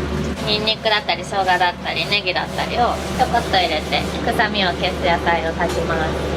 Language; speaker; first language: Japanese; native; Japanese